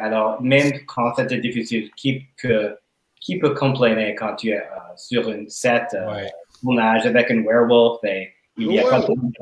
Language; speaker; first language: French; non-native, learner; English